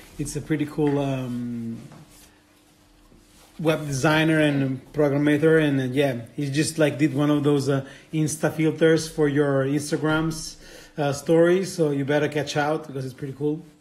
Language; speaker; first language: English; non-native, fluent; Italian